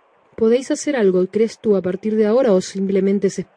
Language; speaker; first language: Spanish; native; Spanish